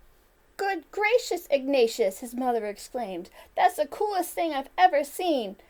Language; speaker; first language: English; native; English